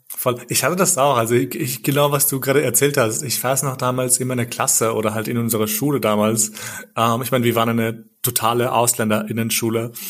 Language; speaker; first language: German; early bilingual, other home language; Albanian